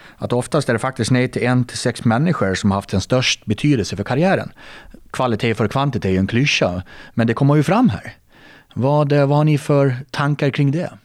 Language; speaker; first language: Swedish; native; Swedish